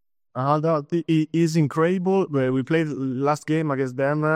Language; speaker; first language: English; non-native, fluent; Italian